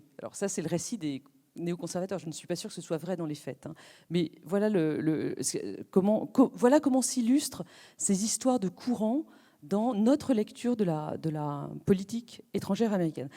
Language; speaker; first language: French; native; French